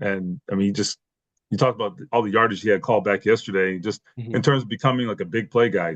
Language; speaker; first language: English; native; English